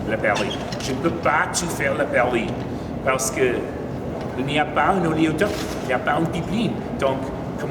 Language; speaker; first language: French; non-native, learner; English